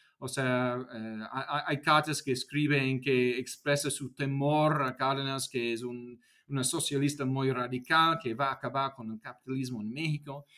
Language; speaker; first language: Spanish; non-native, fluent; English